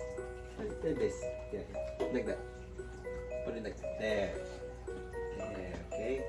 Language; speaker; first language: English; non-native, local second language; Filipino